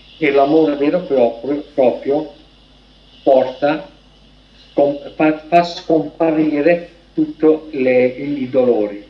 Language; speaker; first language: Italian; non-native, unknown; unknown